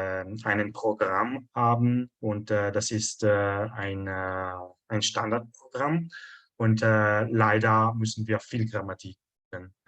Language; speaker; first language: German; non-native, fluent; Italian